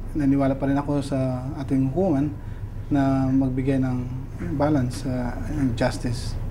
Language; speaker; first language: Filipino; non-native, local second language; Cebuano